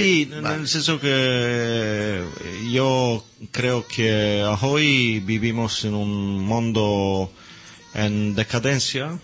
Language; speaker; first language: Spanish; non-native, learner; Italian